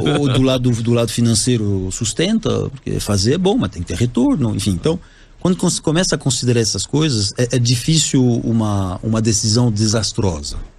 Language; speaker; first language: Portuguese; non-native, fluent; French